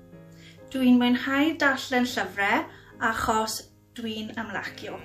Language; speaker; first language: Welsh; non-native, local second language; English